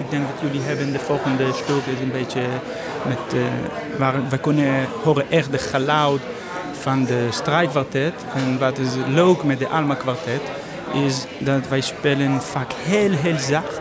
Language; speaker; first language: Dutch; non-native, learner; Hebrew